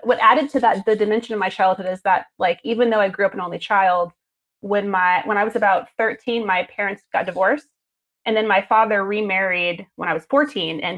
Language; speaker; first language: English; native; English